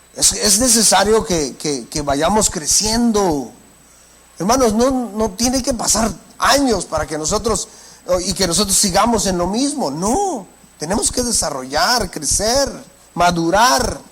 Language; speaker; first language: Spanish; native; Spanish